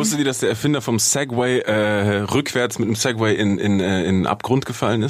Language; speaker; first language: German; native; German